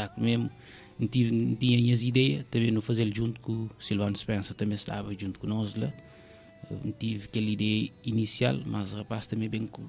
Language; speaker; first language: Portuguese; non-native, local second language; Kabuverdianu